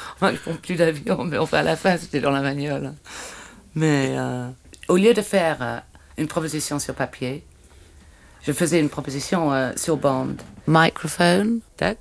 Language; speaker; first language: French; native; French